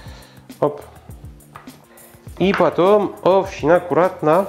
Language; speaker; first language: Russian; non-native, learner; French